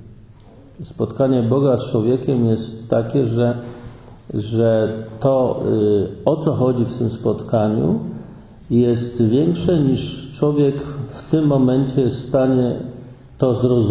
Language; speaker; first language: Polish; native; Polish